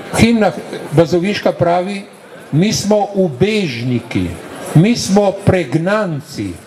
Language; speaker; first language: Slovenian; native; Slovenian